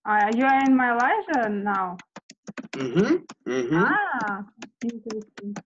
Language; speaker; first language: English; non-native, learner; Russian